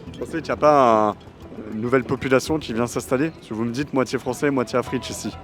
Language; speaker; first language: French; native; French